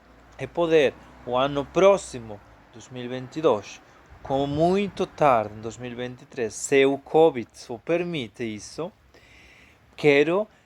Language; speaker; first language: Portuguese; non-native, fluent; Spanish